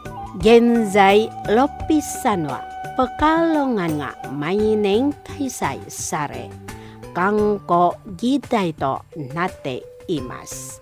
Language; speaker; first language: Japanese; non-native, fluent; Indonesian